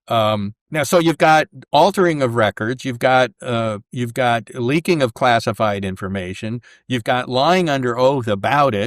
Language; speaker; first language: English; native; English